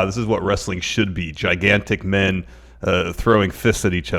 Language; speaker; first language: English; native; English